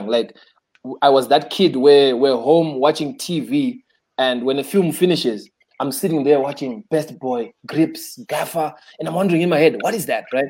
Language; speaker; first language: English; non-native, local second language; Shona